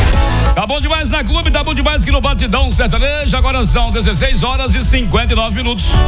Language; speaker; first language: Portuguese; native; Portuguese